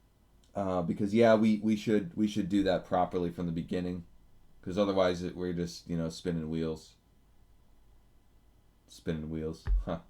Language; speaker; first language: English; native; English